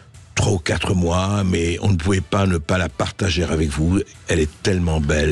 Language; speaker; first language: French; native; French